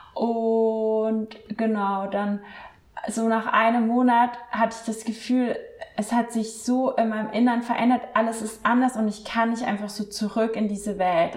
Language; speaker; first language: German; native; German